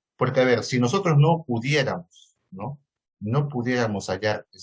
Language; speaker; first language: Spanish; native; Spanish